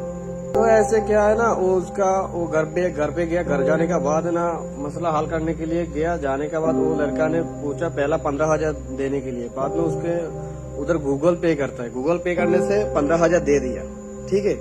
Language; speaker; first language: Hindi; non-native, fluent; Bangla